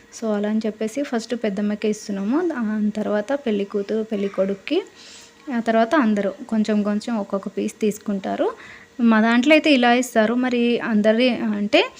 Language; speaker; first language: Telugu; non-native, local second language; Lambadi